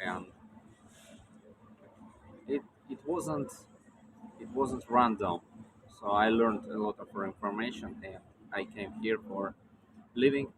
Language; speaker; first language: English; non-native, learner; Russian